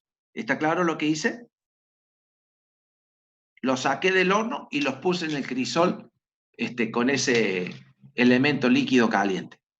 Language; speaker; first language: Spanish; native; Spanish